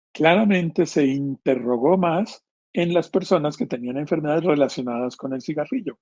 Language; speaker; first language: Spanish; native; Spanish